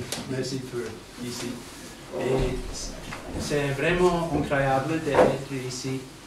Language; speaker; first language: French; non-native, learner; English